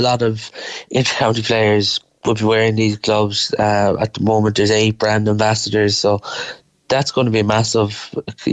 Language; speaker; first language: English; native; English